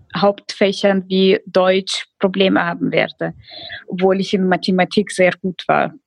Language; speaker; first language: German; early bilingual, other home language; Russian